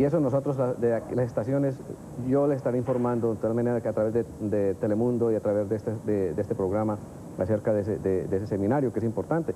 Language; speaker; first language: Spanish; native; Spanish